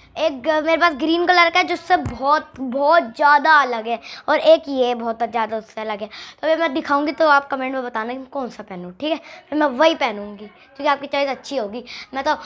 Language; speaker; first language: Hindi; native; Hindi